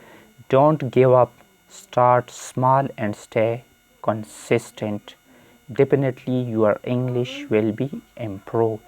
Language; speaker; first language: English; non-native, fluent; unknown